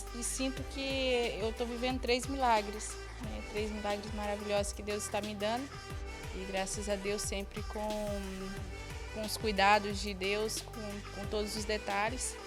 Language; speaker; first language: Portuguese; native; Portuguese